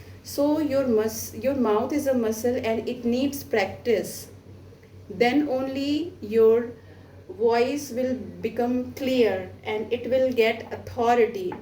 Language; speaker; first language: English; non-native, local second language; Hindi